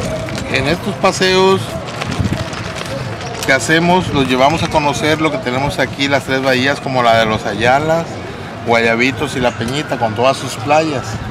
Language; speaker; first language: Spanish; native; Spanish